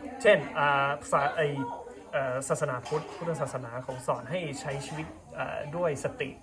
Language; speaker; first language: Thai; non-native, fluent; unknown